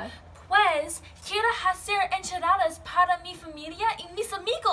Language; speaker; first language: Spanish; non-native, learner; English